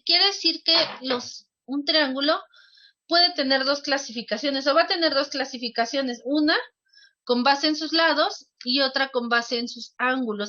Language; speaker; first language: Spanish; native; Spanish